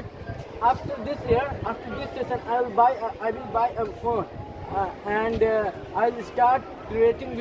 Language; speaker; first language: English; non-native, learner; Hindi